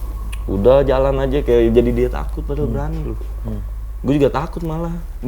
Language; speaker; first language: Indonesian; native; Indonesian